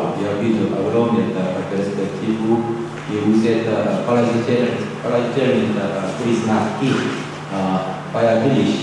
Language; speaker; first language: Russian; non-native, learner; Korean